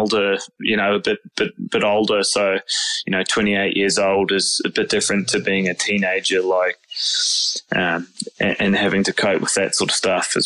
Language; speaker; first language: English; native; English